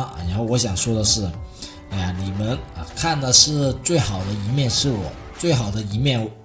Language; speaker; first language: Chinese; native; Chinese